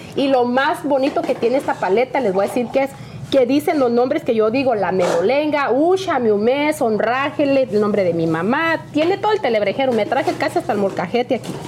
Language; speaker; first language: Spanish; native; Spanish